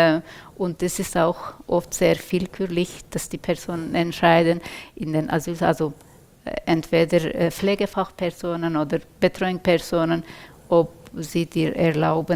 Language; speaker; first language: German; non-native, fluent; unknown